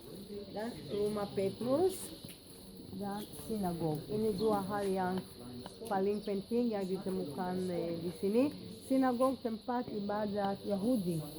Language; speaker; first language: Indonesian; non-native, fluent; Hebrew